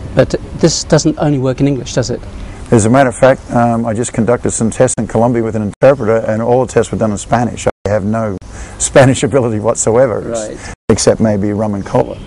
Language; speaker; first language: English; native; English